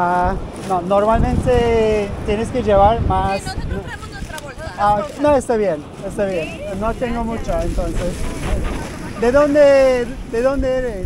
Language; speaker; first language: Spanish; non-native, learner; Turkish